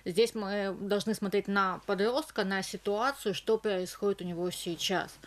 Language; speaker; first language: Russian; native; Russian